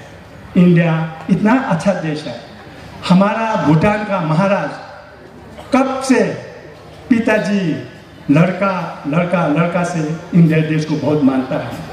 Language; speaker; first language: Hindi; non-native, learner; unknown